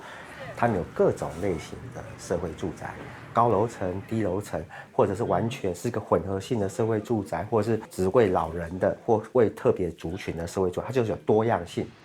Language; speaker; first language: Chinese; native; Chinese